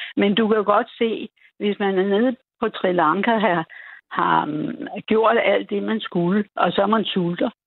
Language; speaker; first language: Danish; native; Danish